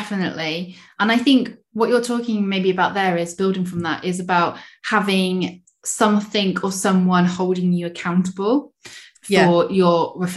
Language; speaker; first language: English; native; English